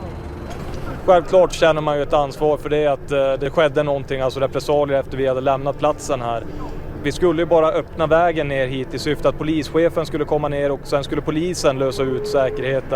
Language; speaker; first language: Swedish; native; Swedish